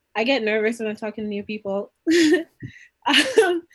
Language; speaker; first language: English; native; English